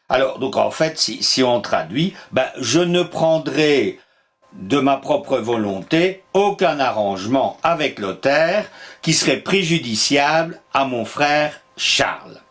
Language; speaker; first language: French; native; French